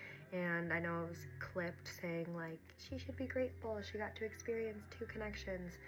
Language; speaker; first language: English; native; English